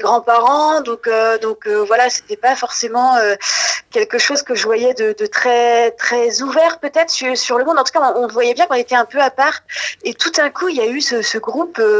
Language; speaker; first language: French; non-native, local second language; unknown